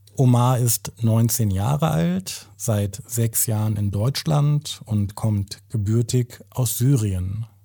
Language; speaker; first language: German; native; German